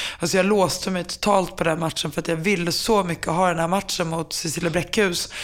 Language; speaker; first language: Swedish; early bilingual, other home language; Finnish